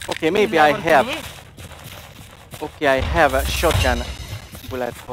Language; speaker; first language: English; non-native, learner; Hungarian